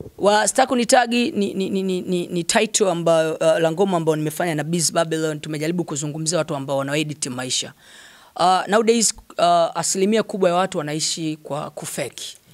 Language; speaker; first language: Swahili; native; Swahili